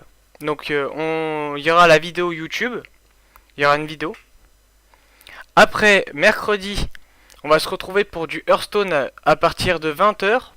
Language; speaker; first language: French; native; French